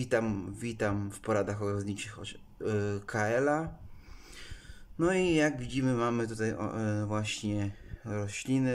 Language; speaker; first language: Polish; native; Polish